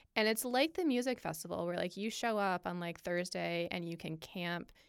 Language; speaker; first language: English; native; English